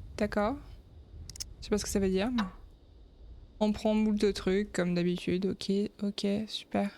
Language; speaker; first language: French; native; French